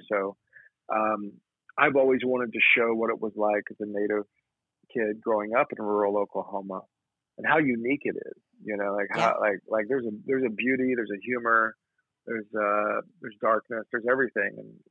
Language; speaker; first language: English; native; English